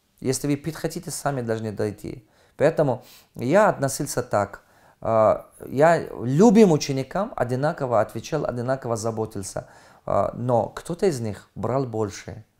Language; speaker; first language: Russian; non-native, fluent; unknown